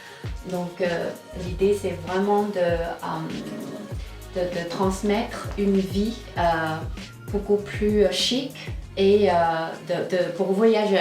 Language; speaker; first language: French; non-native, fluent; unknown